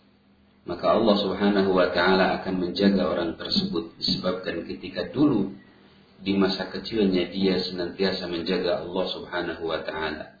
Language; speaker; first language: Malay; non-native, local second language; Sundanese